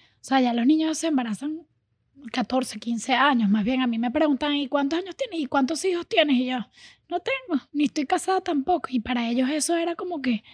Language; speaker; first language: Spanish; native; Spanish